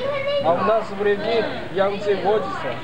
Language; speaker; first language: Russian; non-native, learner; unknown